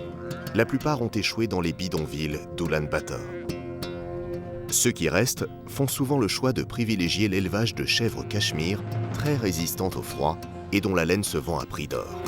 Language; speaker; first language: French; native; French